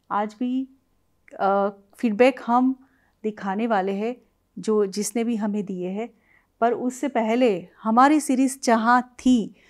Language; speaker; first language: Hindi; non-native, local second language; Gujarati